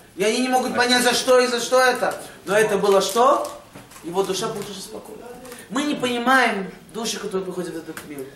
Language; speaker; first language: Russian; early bilingual, heritage; Russian